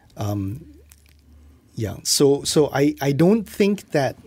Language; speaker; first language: English; non-native, local second language; Malay